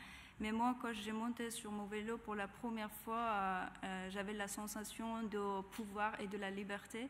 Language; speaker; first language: French; non-native, fluent; Persian